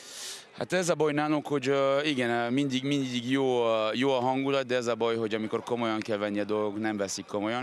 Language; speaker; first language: Hungarian; non-native, learner; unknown